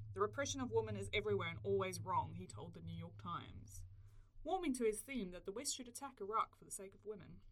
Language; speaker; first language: English; native; English